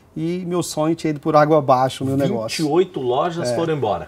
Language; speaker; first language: Portuguese; native; Portuguese